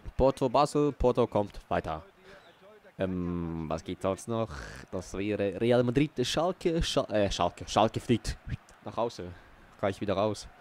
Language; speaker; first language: German; early bilingual, other home language; Portuguese